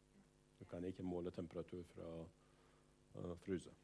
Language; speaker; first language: Norwegian; non-native, fluent; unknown